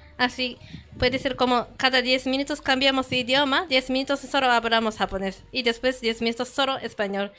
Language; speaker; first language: Spanish; non-native, learner; Japanese